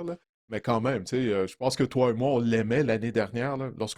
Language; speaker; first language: French; native; French